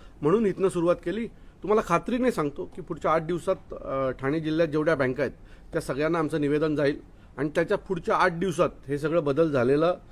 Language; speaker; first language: Marathi; native; Marathi